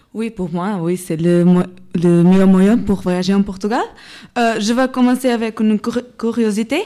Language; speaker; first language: French; non-native, learner; Portuguese